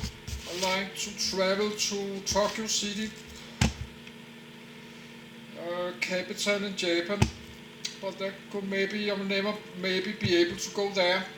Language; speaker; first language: English; non-native, learner; Danish